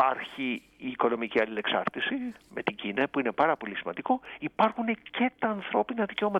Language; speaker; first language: Greek; native; Greek